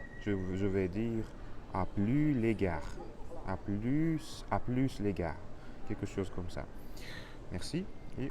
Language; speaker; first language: French; non-native, learner; Russian